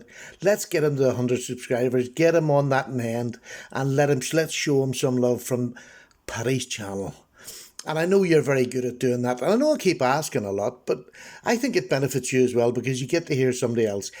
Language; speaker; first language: English; native; English